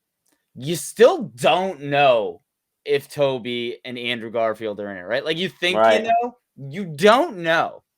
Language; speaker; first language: English; native; English